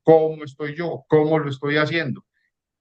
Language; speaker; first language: Spanish; native; Spanish